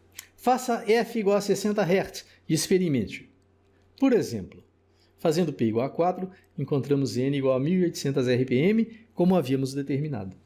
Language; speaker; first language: Portuguese; native; Portuguese